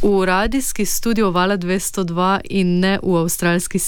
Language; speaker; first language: Slovenian; native; Slovenian